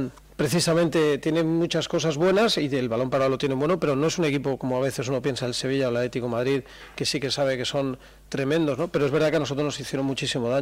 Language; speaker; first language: Spanish; native; Spanish